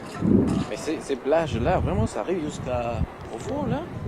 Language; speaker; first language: French; non-native, fluent; Spanish